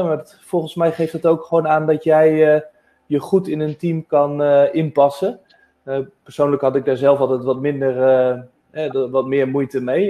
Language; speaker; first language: Dutch; native; Dutch